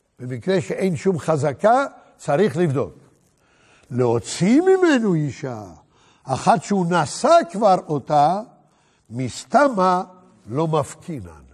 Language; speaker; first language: Hebrew; native; Hebrew